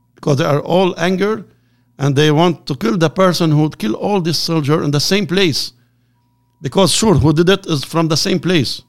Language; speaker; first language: English; non-native, learner; Arabic